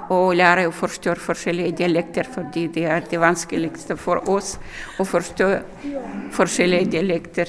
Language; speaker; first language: Norwegian; non-native, learner; Ukrainian